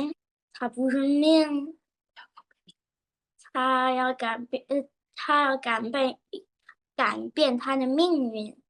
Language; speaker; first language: Chinese; early bilingual, heritage; Chinese